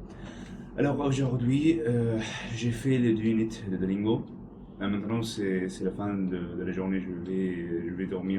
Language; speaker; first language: French; non-native, learner; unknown